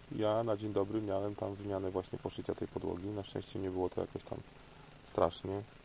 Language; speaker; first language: Polish; native; Polish